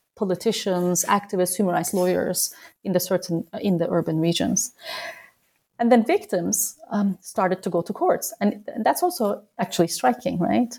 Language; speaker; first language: English; non-native, fluent; Turkish